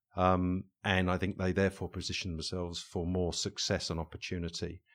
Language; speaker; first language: English; native; English